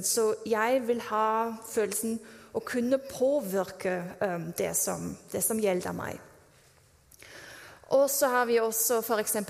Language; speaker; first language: Norwegian; non-native, fluent; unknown